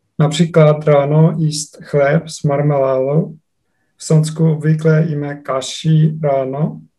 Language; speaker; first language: Czech; non-native, learner; Estonian